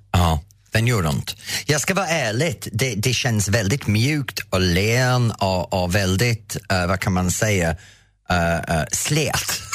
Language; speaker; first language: Swedish; non-native, fluent; English